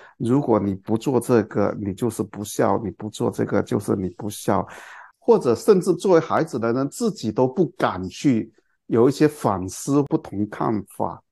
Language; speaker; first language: Chinese; non-native, local second language; Cantonese